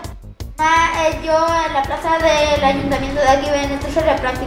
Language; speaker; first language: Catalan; non-native, local second language; Spanish